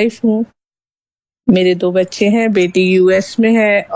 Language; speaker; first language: Hindi; native; Hindi